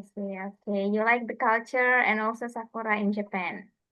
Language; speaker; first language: English; non-native, fluent; Indonesian